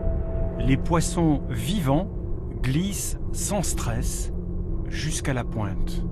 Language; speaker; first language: French; native; French